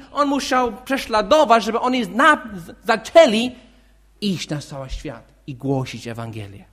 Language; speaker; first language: Polish; non-native, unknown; English